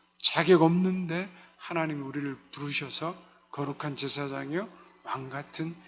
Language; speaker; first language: Korean; native; Korean